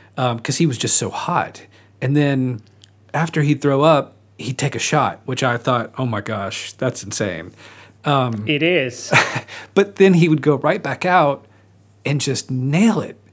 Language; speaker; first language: English; native; English